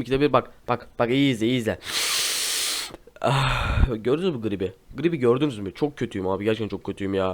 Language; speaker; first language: Turkish; native; Turkish